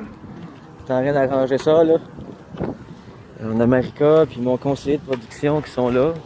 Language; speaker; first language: French; native; French